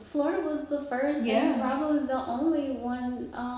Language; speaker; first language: English; native; English